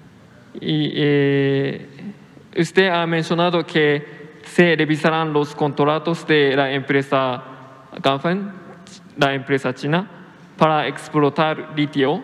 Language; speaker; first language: Spanish; non-native, fluent; Japanese